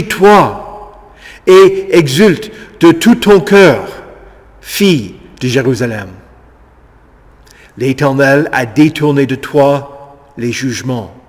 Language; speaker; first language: French; native; French